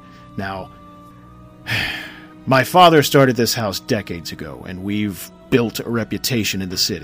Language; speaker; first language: English; native; English